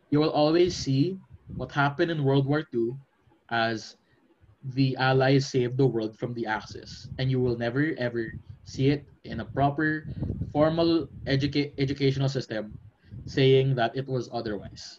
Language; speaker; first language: English; non-native, local second language; Filipino